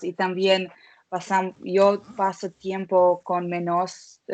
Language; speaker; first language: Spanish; non-native, learner; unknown